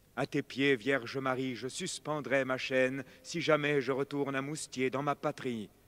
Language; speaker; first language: French; native; French